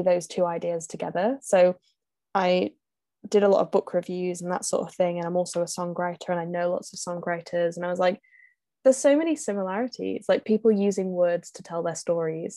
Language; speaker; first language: English; native; English